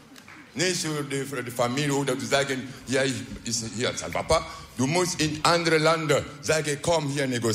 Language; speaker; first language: Dutch; non-native, learner; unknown